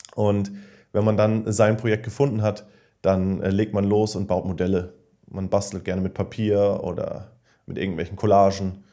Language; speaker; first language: German; non-native, fluent; Danish